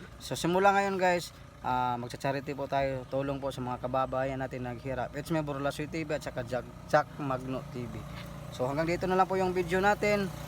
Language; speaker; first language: Filipino; non-native, local second language; Cebuano